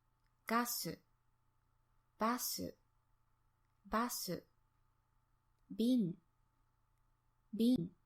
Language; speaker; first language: Japanese; native; Japanese